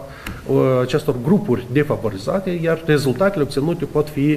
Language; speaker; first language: Romanian; native; Romanian